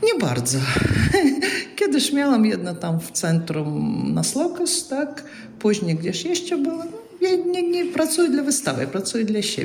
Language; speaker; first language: Polish; non-native, fluent; Russian